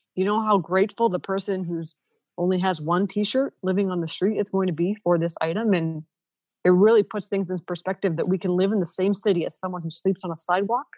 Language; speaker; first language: English; non-native, fluent; Ukrainian